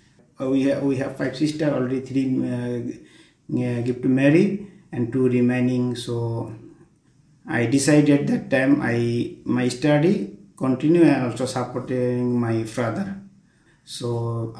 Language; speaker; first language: English; non-native, learner; Bangla